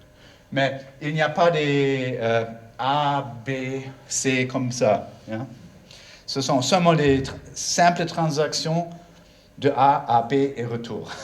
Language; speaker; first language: French; non-native, learner; German